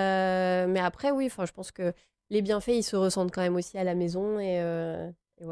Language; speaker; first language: French; native; French